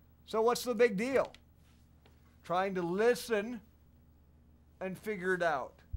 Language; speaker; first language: English; native; English